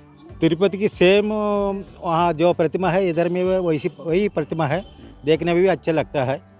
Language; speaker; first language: Hindi; non-native, local second language; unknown